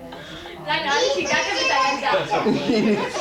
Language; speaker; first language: Hebrew; native; Hebrew